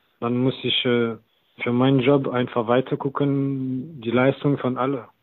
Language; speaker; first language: German; non-native, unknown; French